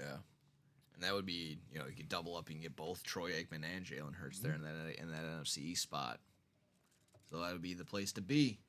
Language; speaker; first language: English; native; English